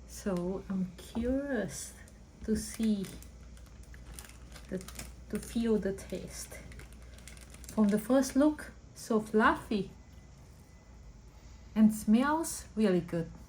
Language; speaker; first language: English; non-native, fluent; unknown